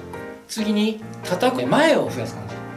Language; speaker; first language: Japanese; native; Japanese